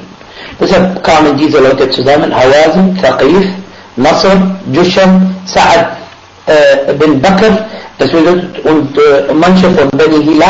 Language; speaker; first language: German; non-native, fluent; Arabic